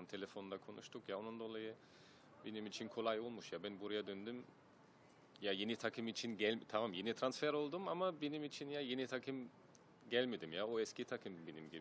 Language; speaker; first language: Turkish; early bilingual, heritage; German